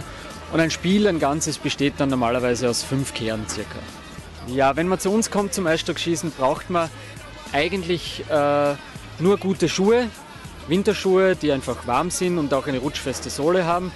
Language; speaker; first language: German; native; German